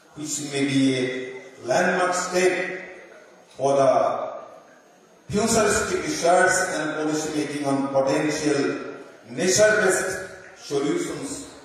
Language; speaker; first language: English; non-native, local second language; Assamese